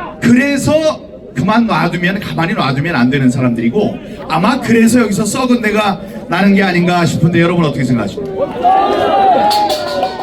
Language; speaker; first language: Korean; native; Korean